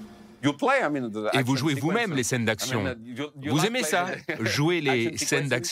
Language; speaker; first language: French; native; French